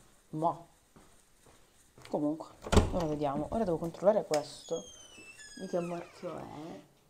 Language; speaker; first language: Italian; native; Italian